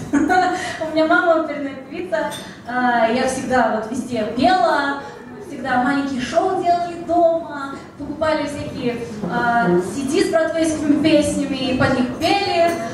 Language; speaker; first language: Russian; early bilingual, heritage; Russian